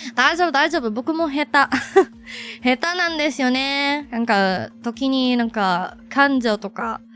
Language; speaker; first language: Japanese; non-native, fluent; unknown